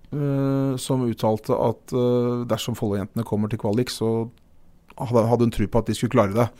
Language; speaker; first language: Norwegian; native; Norwegian